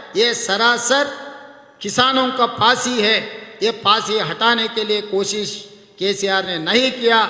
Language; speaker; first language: Hindi; non-native, local second language; Telugu